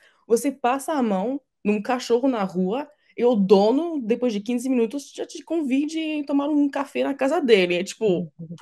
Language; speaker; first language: Portuguese; non-native, fluent; French